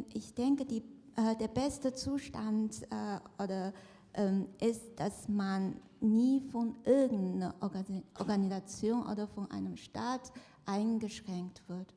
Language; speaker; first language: German; non-native, fluent; Chinese